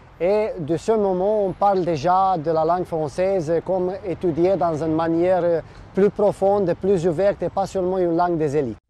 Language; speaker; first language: French; non-native, fluent; Romanian